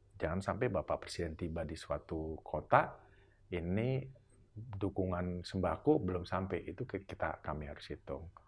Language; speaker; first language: Indonesian; native; Indonesian